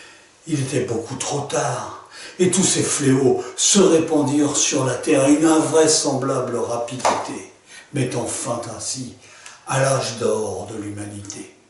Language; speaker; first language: French; native; French